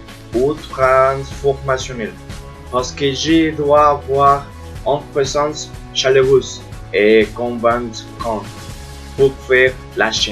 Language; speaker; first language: French; non-native, learner; Spanish